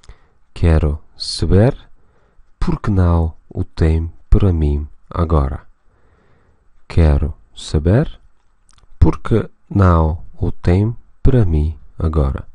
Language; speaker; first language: Portuguese; non-native, fluent; Russian